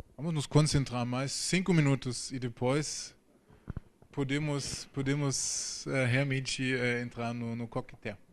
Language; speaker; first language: Portuguese; non-native, fluent; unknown